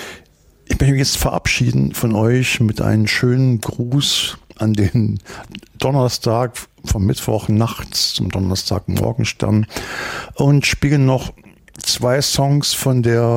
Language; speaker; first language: German; native; German